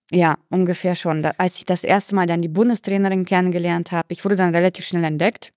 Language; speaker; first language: German; early bilingual, other home language; Russian